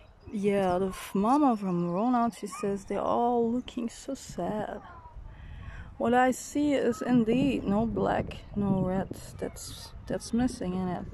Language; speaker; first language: English; non-native, fluent; Dutch